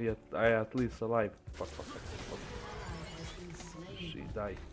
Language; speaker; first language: English; non-native, learner; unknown